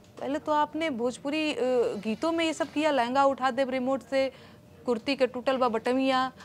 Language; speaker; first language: Hindi; non-native, local second language; Bhojpuri